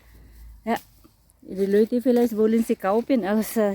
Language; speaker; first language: German; non-native, learner; Filipino